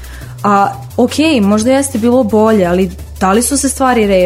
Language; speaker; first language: Serbian; native; Serbian